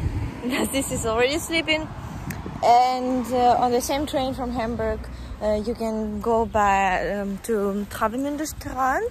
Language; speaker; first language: English; non-native, fluent; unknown